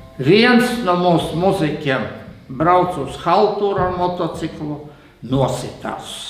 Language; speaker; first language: Latvian; non-native, local second language; Russian